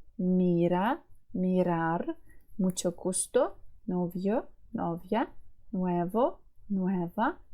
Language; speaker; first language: Spanish; non-native, learner; Ukrainian